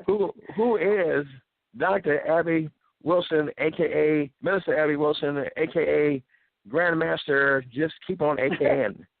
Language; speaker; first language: English; native; English